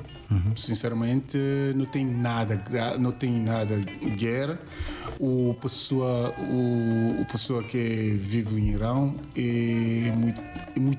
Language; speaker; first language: Portuguese; non-native, learner; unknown